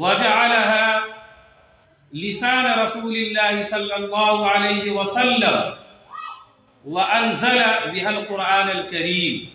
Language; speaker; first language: Arabic; non-native, fluent; Urdu